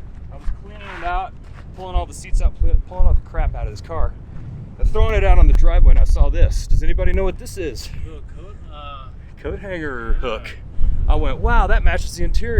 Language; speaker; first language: English; native; English